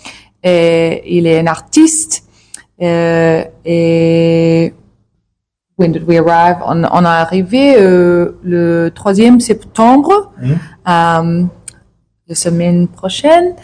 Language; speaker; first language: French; non-native, learner; English